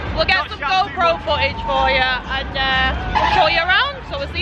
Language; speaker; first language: English; native; English